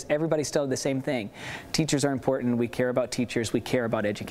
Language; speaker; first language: English; native; English